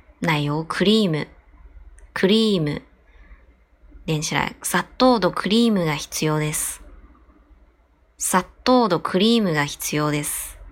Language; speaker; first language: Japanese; non-native, fluent; Chinese